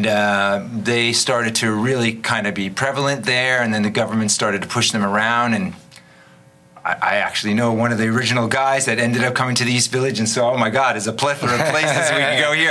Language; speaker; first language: English; native; English